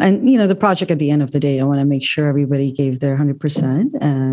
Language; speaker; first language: English; non-native, local second language; Urdu